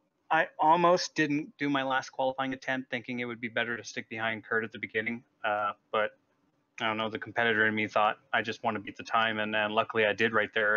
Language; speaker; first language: English; native; English